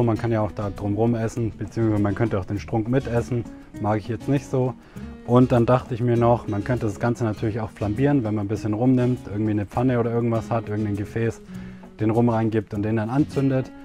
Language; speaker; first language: German; native; German